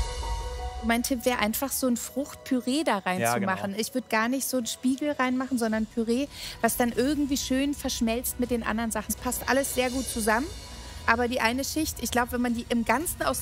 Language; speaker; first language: German; native; German